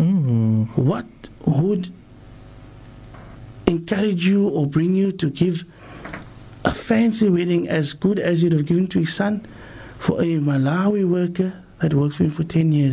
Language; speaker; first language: English; native; English